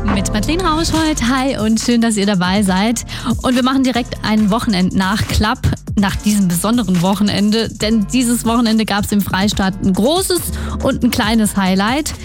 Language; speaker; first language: German; native; German